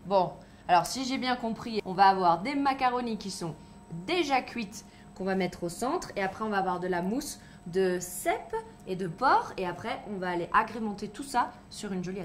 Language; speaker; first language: French; native; French